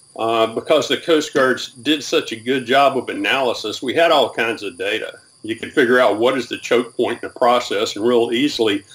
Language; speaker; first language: English; native; English